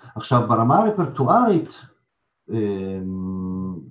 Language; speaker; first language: Hebrew; early bilingual, other home language; Russian